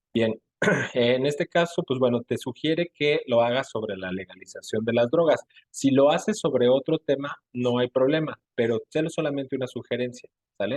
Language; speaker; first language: Spanish; native; Spanish